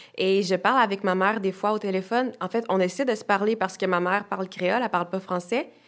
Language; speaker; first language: French; native; French